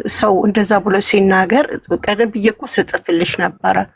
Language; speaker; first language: Amharic; non-native, learner; Tigrinya